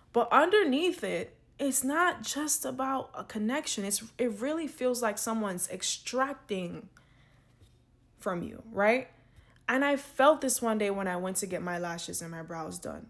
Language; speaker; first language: English; native; English